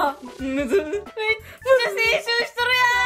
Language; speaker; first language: Japanese; native; Japanese